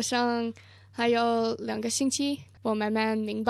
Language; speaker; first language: Chinese; non-native, learner; English